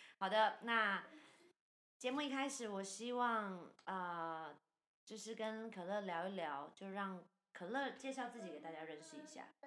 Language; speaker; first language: Chinese; native; Chinese